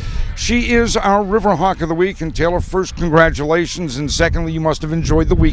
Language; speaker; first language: English; native; English